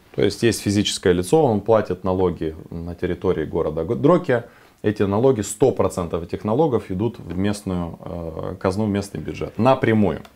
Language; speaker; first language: Russian; non-native, local second language; Romanian